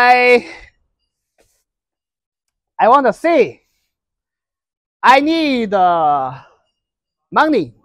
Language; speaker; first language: English; non-native, learner; Chinese